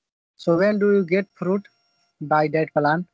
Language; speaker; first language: English; non-native, learner; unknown